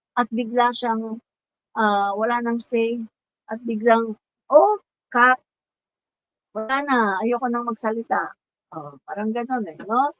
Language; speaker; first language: Filipino; non-native, local second language; Cebuano